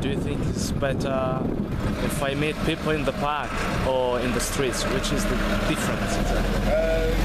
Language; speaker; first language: English; non-native, fluent; Italian